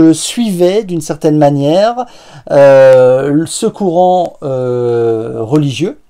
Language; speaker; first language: French; native; French